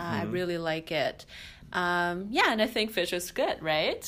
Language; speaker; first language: English; non-native, fluent; Chinese